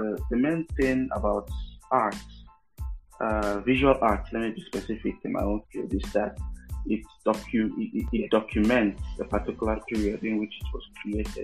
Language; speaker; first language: English; non-native, local second language; Igbo